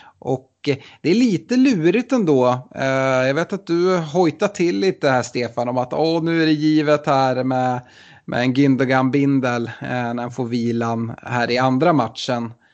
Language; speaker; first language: Swedish; native; Swedish